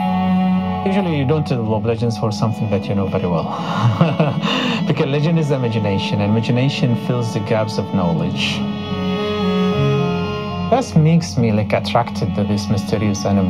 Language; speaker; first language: English; non-native, fluent; Arabic